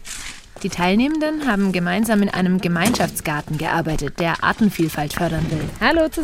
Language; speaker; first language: German; native; German